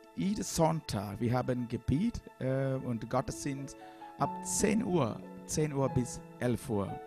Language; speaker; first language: German; non-native, learner; Malayalam